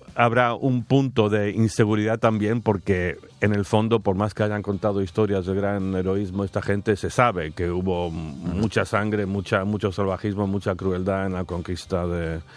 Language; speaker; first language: Spanish; non-native, fluent; English